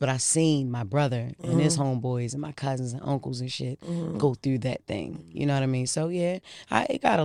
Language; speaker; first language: English; native; English